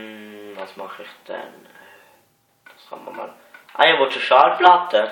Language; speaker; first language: German; native; German